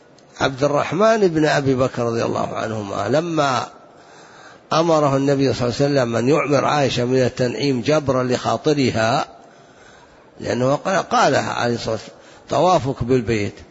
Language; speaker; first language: Arabic; native; Arabic